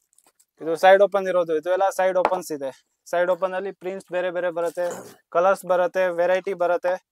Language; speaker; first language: Kannada; non-native, local second language; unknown